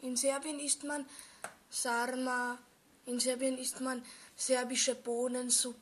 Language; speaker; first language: German; early bilingual, other home language; Serbian